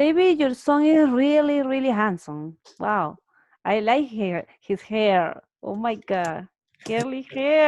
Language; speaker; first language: English; non-native, learner; Spanish